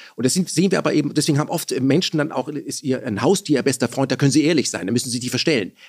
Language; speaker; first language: German; early bilingual, other home language; Persian